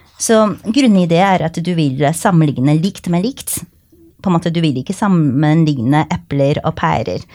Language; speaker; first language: Norwegian; non-native, fluent; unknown